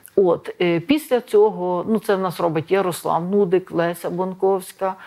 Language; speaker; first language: Ukrainian; native; Ukrainian